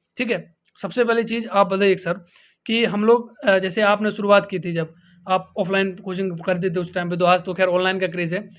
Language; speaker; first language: Hindi; native; Hindi